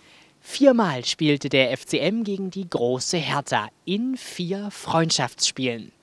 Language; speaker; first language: German; native; German